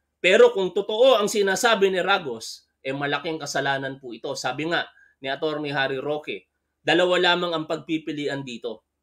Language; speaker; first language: Filipino; native; Filipino